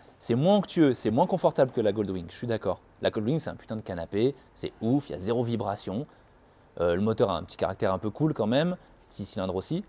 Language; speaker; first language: French; native; French